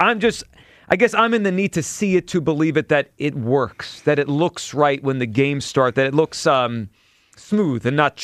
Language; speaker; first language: English; native; English